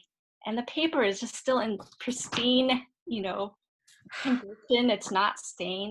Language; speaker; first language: English; native; English